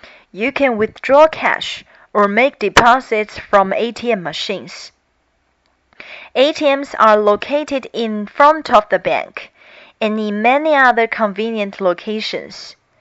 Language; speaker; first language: English; non-native, fluent; Chinese